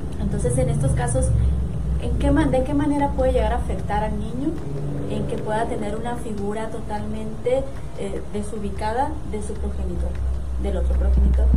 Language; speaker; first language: Spanish; native; Spanish